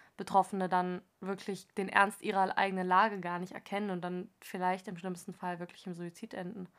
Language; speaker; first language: German; native; German